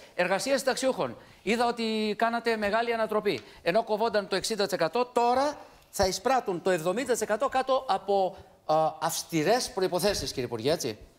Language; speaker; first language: Greek; native; Greek